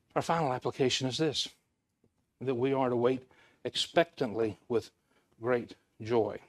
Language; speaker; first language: English; native; English